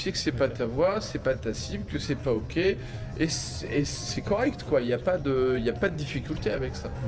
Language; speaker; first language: French; native; French